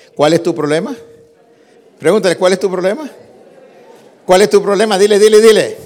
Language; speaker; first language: Spanish; early bilingual, heritage; Spanish